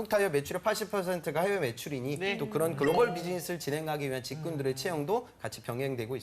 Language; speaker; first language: Korean; native; Korean